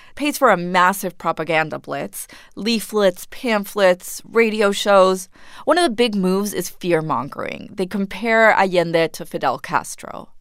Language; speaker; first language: English; non-native, fluent; Spanish